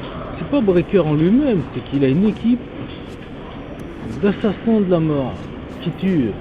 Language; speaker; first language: French; native; French